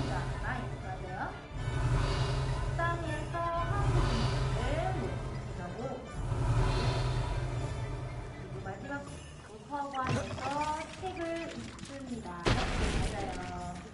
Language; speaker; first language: Korean; non-native, fluent; Indonesian